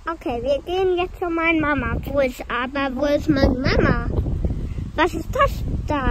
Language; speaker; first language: German; early bilingual, other home language; Indonesian